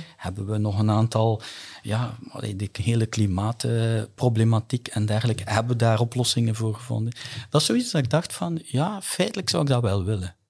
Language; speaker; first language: Dutch; native; Dutch